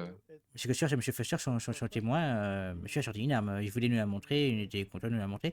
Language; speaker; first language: French; native; French